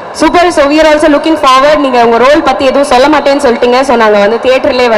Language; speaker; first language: Tamil; native; Tamil